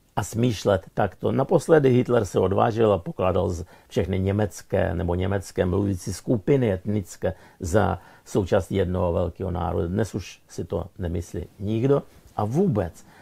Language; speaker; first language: Czech; non-native, fluent; Ukrainian